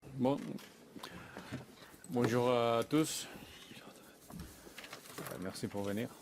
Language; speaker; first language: French; non-native, fluent; Spanish